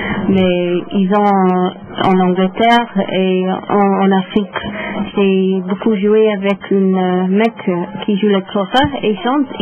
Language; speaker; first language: French; non-native, learner; English